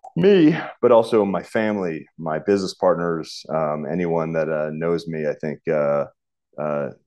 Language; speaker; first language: English; native; English